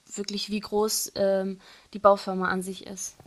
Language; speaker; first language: German; non-native, fluent; Arabic